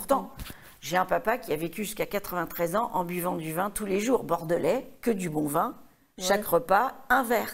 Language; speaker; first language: French; native; French